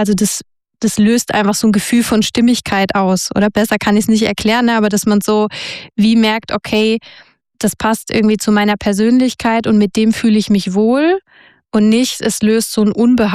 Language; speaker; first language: German; native; German